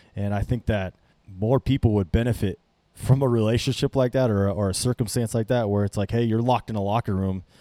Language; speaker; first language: English; native; English